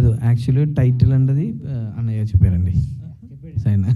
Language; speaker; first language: Telugu; non-native, local second language; Malayalam